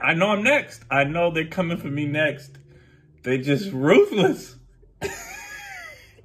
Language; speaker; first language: English; native; English